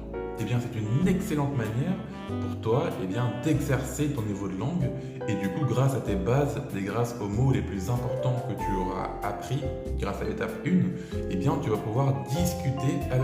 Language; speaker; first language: French; native; French